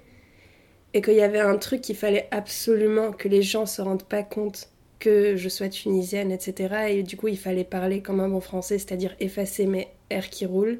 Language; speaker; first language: French; early bilingual, other home language; Arabic